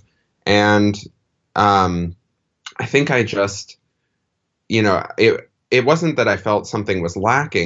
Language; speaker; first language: English; native; English